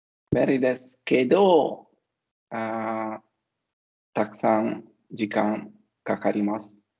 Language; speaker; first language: Japanese; non-native, learner; Italian